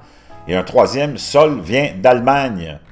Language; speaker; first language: French; native; French